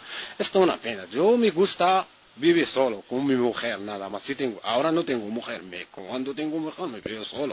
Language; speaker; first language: Spanish; non-native, learner; Arabic